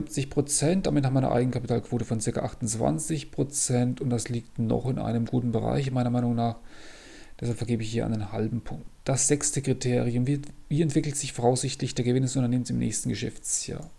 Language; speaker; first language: German; native; German